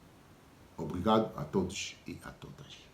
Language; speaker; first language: Portuguese; non-native, learner; Lingala